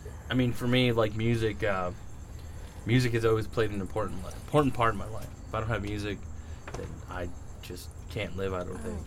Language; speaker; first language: English; early bilingual, other home language; Spanish